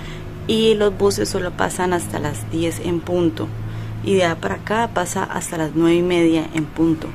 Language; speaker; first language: Spanish; native; Spanish